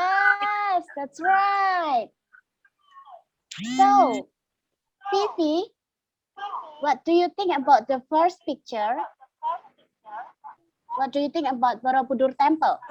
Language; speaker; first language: English; non-native, learner; Indonesian